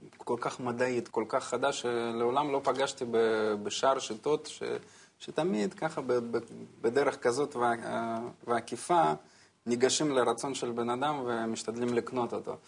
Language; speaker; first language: Hebrew; non-native, fluent; Russian